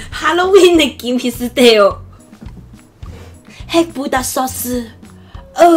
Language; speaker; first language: Korean; non-native, learner; Cantonese